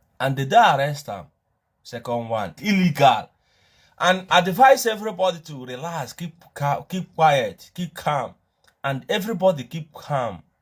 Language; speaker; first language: Nigerian Pidgin; non-native, local second language; Igbo